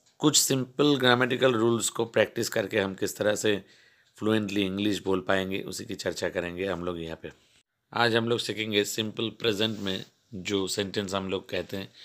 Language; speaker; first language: Hindi; non-native, local second language; Bangla